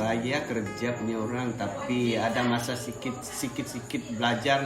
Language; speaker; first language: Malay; non-native, local second language; Tamil